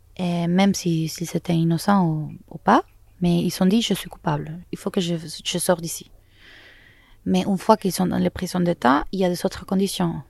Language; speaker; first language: French; non-native, fluent; Spanish